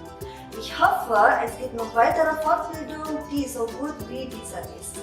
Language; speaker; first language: German; non-native, fluent; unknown